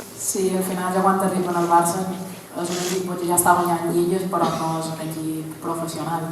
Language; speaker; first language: Catalan; native; Catalan